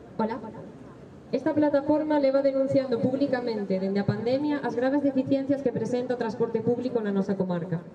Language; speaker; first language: Galician; native; Galician